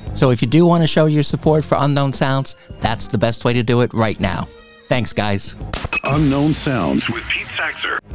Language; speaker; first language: English; native; English